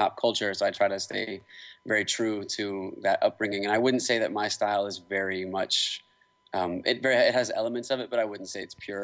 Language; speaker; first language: English; native; English